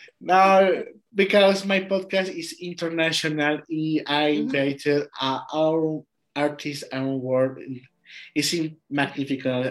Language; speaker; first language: English; non-native, learner; Spanish